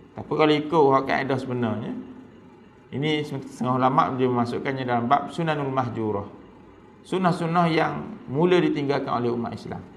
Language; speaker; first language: Malay; native; Malay